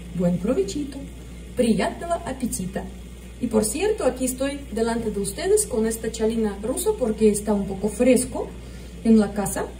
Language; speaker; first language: Spanish; non-native, fluent; Russian